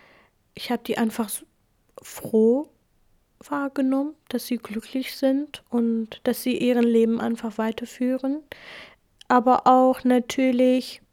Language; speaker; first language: German; non-native, fluent; Kurdish